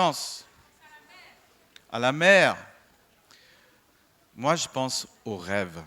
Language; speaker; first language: French; non-native, fluent; English